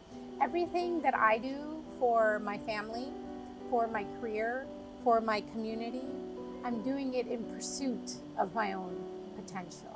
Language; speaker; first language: English; native; English